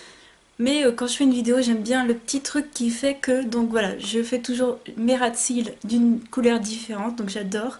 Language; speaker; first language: French; native; French